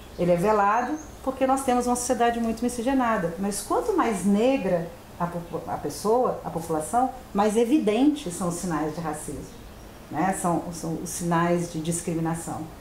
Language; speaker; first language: Portuguese; native; Portuguese